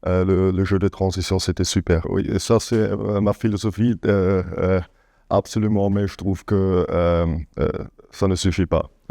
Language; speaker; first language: French; non-native, fluent; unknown